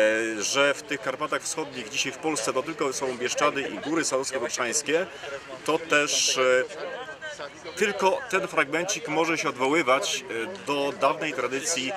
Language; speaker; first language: Polish; native; Polish